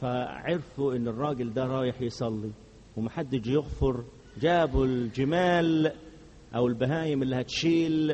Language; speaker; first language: Arabic; native; Arabic